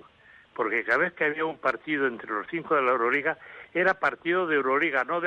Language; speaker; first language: Spanish; native; Spanish